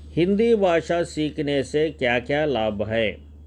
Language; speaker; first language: Hindi; non-native, local second language; Telugu